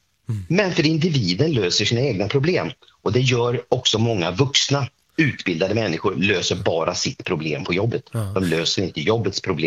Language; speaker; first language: Swedish; native; Swedish